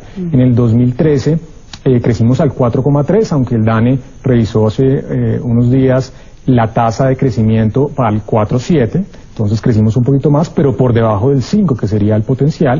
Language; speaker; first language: Spanish; native; Spanish